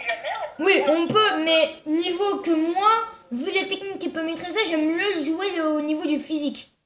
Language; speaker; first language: French; native; French